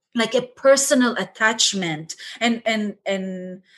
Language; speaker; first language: English; non-native, fluent; Hebrew